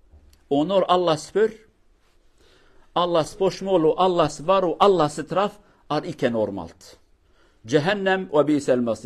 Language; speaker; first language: Norwegian; non-native, learner; Kurdish